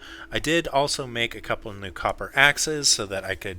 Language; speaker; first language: English; native; English